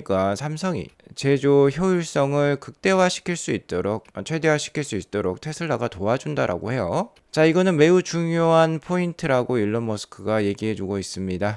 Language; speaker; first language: Korean; native; Korean